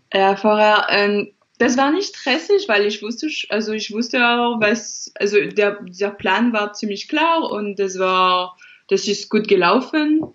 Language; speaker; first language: German; non-native, fluent; French